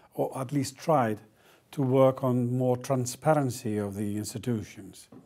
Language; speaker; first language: English; non-native, fluent; Icelandic